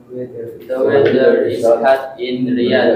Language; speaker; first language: English; non-native, local second language; Filipino